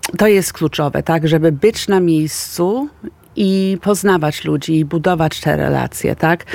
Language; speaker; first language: Polish; early bilingual, heritage; Polish